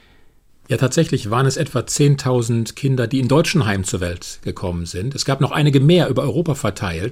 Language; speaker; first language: German; native; German